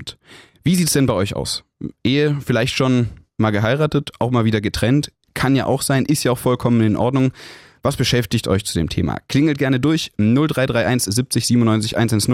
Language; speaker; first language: German; native; German